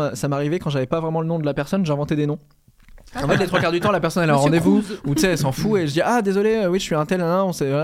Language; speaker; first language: French; native; French